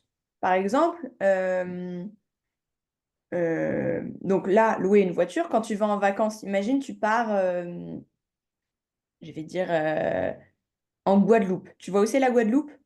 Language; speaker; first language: French; native; French